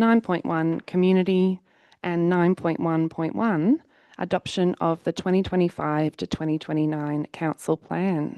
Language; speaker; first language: English; native; English